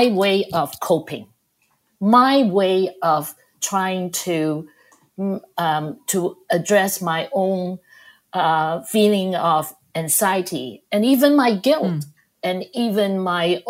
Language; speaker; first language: English; non-native, local second language; Cantonese